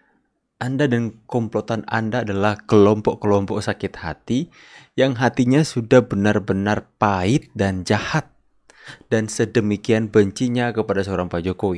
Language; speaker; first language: Indonesian; native; Indonesian